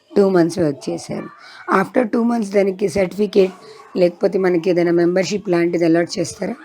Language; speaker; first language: Telugu; native; Telugu